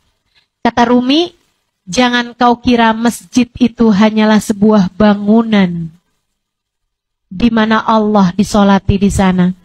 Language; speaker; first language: Indonesian; native; Indonesian